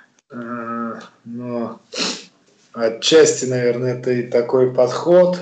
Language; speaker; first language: Russian; native; Russian